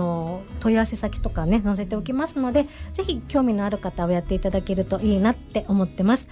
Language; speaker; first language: Japanese; native; Japanese